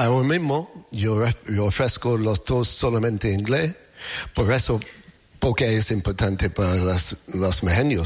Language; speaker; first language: Spanish; non-native, learner; English